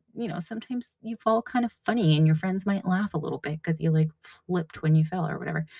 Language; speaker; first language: English; native; English